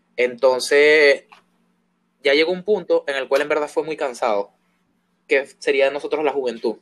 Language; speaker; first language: Spanish; native; Spanish